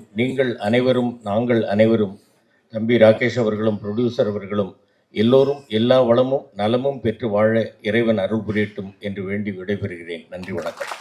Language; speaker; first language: Tamil; native; Tamil